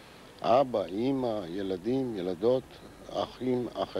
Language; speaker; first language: Hebrew; non-native, fluent; Ladino